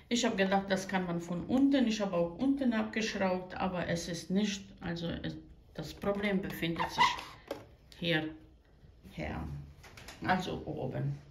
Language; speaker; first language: German; non-native, fluent; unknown